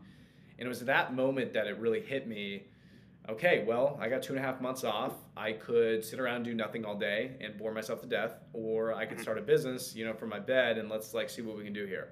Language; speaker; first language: English; native; English